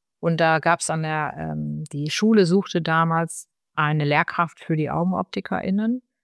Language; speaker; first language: German; early bilingual, other home language; Arabic